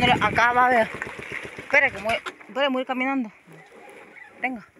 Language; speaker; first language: Spanish; native; Spanish